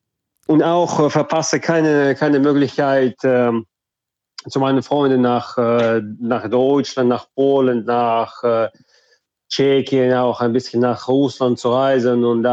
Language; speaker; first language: German; non-native, fluent; Russian